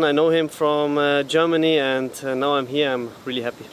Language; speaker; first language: English; non-native, learner; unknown